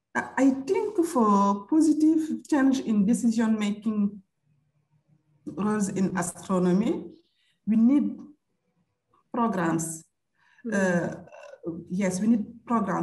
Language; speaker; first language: English; non-native, fluent; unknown